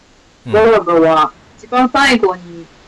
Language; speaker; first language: Japanese; non-native, fluent; Chinese